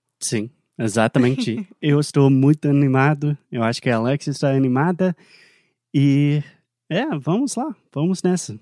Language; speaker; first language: Portuguese; non-native, fluent; English